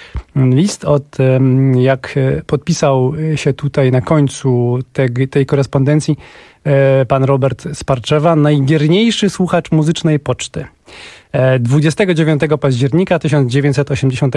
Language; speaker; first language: Polish; native; Polish